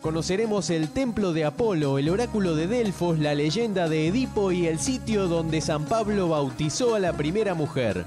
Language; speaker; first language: Spanish; native; Spanish